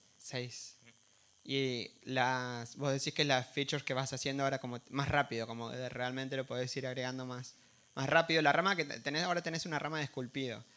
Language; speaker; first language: Spanish; native; Spanish